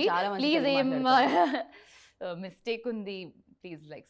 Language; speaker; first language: Telugu; non-native, learner; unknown